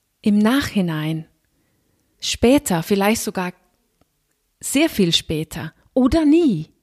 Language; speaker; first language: German; non-native, fluent; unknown